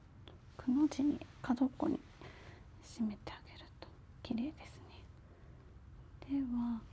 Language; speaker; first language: Japanese; native; Japanese